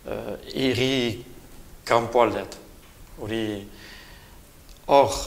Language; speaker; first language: Basque; native; Basque